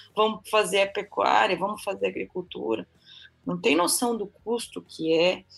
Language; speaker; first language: Portuguese; native; Portuguese